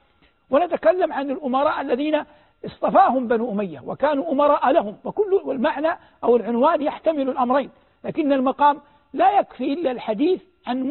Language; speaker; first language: Arabic; native; Arabic